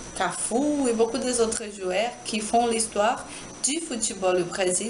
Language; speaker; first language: French; non-native, learner; Portuguese